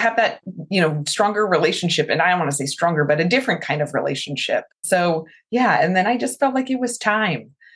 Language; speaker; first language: English; native; English